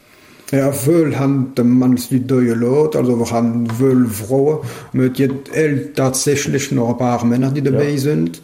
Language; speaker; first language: German; non-native, local second language; French